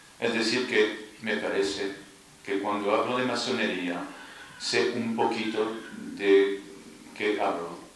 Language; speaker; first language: Spanish; early bilingual, heritage; French